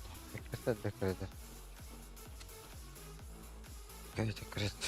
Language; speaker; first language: Russian; non-native, local second language; Yakut